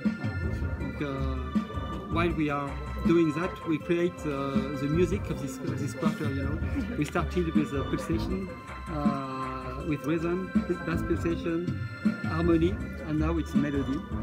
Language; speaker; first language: English; non-native, fluent; French